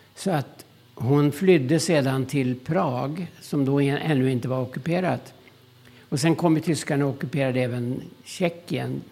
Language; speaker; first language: Swedish; early bilingual, other home language; German